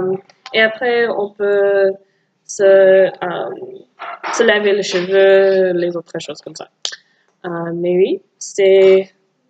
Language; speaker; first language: French; non-native, learner; English